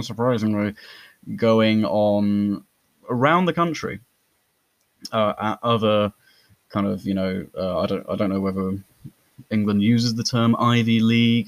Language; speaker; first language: English; native; English